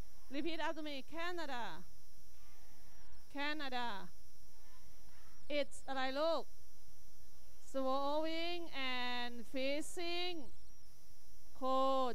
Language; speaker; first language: English; non-native, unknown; Thai